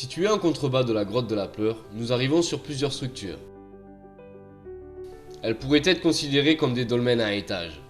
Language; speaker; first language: French; native; French